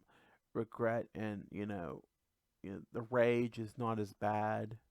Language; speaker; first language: English; native; English